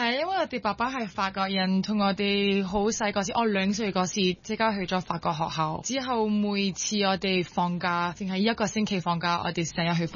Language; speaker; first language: Cantonese; non-native, local second language; French